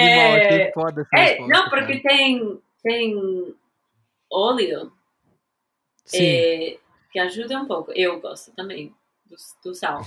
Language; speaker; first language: Portuguese; non-native, fluent; English